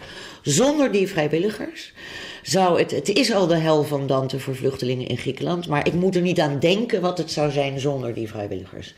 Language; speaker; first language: Dutch; native; Dutch